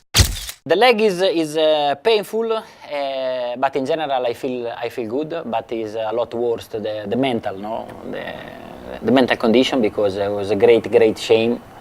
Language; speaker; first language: English; non-native, fluent; Italian